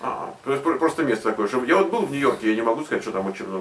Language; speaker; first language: Russian; native; Russian